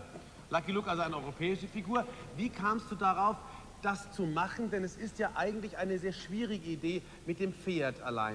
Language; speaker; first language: German; native; German